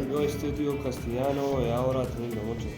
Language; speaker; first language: Spanish; non-native, learner; Arabic